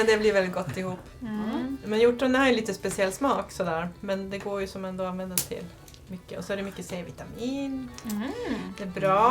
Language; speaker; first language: Swedish; native; Swedish